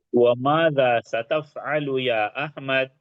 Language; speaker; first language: Arabic; non-native, fluent; Urdu